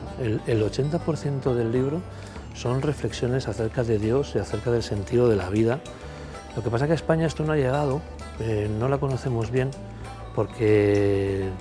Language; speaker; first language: Spanish; native; Spanish